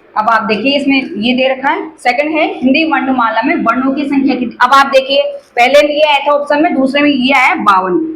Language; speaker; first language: Hindi; native; Hindi